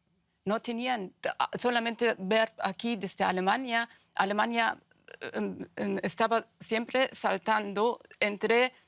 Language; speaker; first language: Spanish; non-native, fluent; Persian